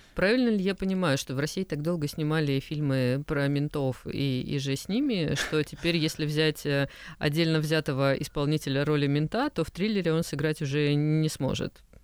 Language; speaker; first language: Russian; native; Russian